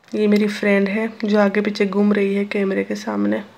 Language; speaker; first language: Hindi; non-native, local second language; Assamese